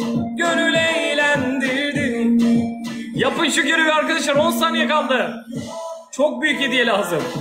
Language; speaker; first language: Turkish; native; Turkish